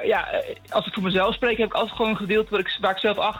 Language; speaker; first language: Dutch; native; Dutch